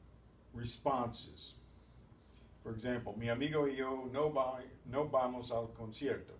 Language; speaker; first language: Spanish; non-native, fluent; English